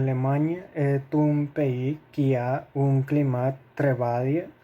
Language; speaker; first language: French; non-native, learner; Spanish